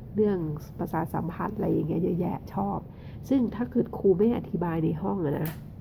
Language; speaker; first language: Thai; native; Thai